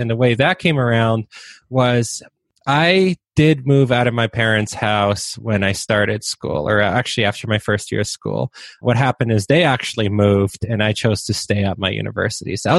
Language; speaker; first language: English; non-native, fluent; Polish